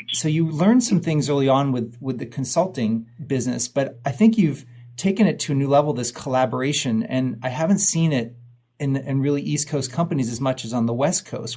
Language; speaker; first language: English; native; English